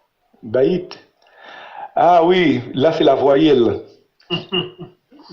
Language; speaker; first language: French; non-native, learner; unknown